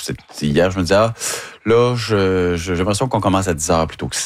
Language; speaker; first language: French; native; French